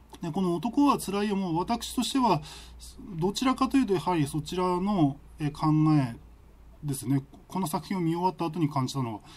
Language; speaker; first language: Japanese; native; Japanese